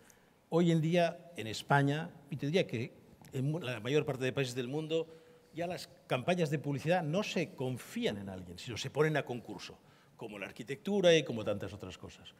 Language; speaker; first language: Spanish; native; Spanish